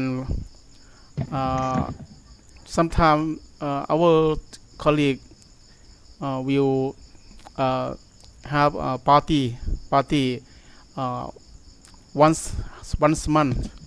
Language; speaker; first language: English; non-native, learner; Thai